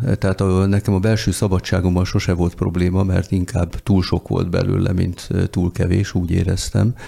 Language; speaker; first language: Hungarian; early bilingual, heritage; Hungarian